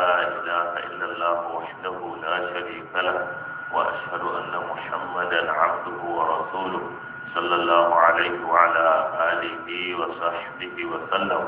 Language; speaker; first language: Arabic; non-native, fluent; Hausa